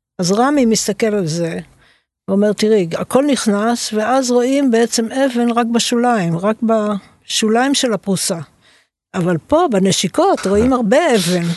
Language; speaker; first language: Hebrew; native; Hebrew